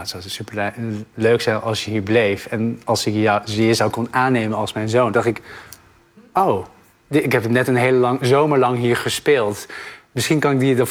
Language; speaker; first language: Dutch; native; Dutch